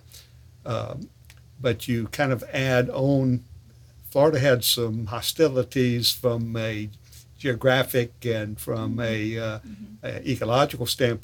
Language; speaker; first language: English; native; English